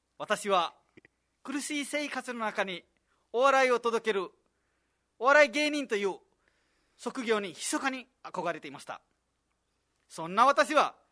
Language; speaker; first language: Japanese; non-native, fluent; Nepali